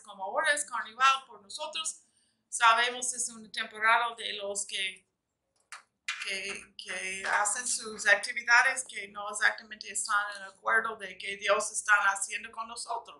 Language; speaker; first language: Spanish; non-native, fluent; English